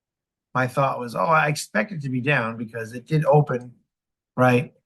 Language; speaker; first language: English; native; English